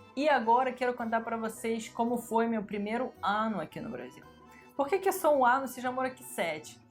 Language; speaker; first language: Portuguese; non-native, fluent; Russian